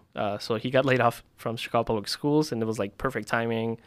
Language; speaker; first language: English; early bilingual, other home language; Spanish